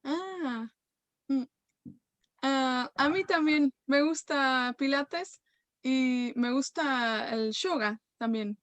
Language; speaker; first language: Spanish; non-native, fluent; Welsh